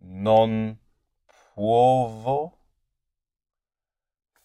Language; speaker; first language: Italian; non-native, learner; English